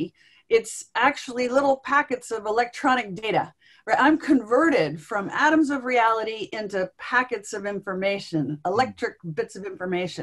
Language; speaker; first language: English; native; English